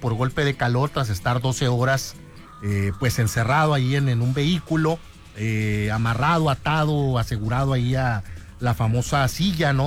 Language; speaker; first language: Spanish; native; Spanish